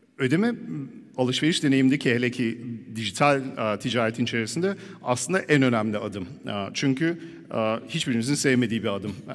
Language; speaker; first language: Turkish; early bilingual, heritage; Turkish